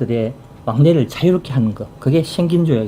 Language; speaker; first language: Korean; native; Korean